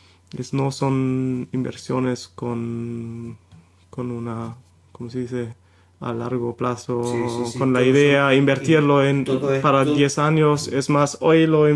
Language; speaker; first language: Spanish; non-native, fluent; German